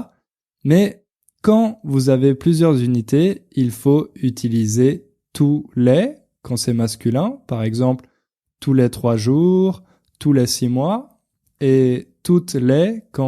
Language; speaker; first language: French; native; French